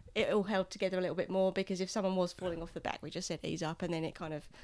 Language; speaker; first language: English; native; English